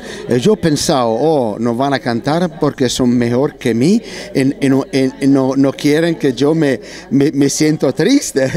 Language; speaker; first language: Spanish; non-native, learner; Italian